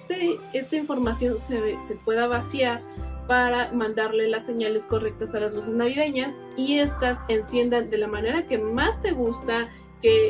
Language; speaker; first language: Spanish; native; Spanish